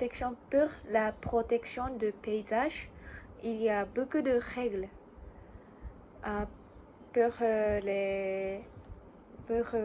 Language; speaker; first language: French; non-native, learner; Japanese